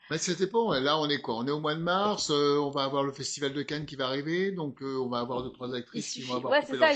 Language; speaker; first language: French; native; French